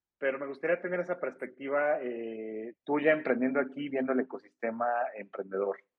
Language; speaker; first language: Spanish; native; Spanish